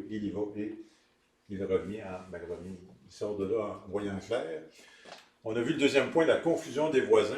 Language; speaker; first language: French; native; French